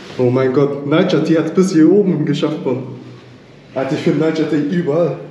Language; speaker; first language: German; native; German